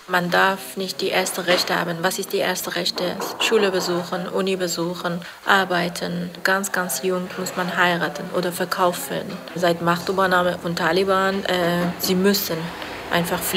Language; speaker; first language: German; non-native, learner; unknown